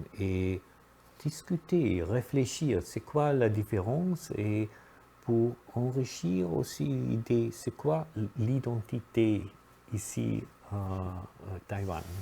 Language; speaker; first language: French; non-native, fluent; German